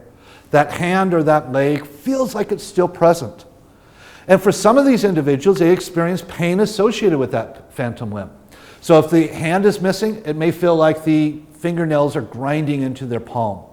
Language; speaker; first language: English; native; English